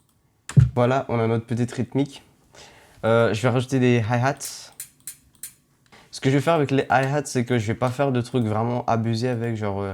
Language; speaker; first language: French; native; French